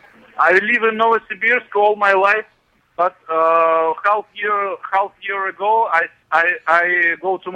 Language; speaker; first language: English; non-native, learner; Russian